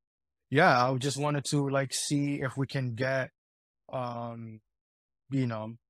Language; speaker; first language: English; early bilingual, heritage; Italian